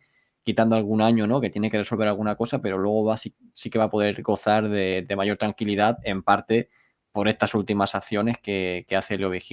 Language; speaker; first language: Spanish; native; Spanish